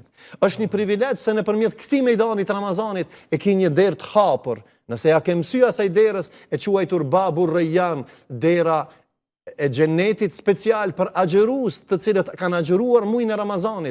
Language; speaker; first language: Albanian; native; Albanian